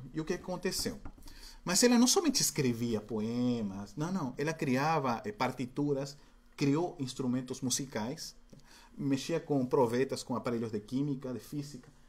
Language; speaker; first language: Portuguese; non-native, fluent; Spanish